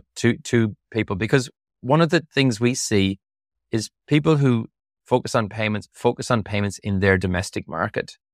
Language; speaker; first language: English; native; English